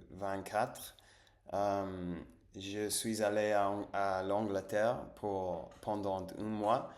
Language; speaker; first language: French; non-native, fluent; Spanish